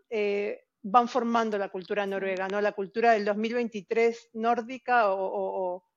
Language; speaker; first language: Spanish; native; Spanish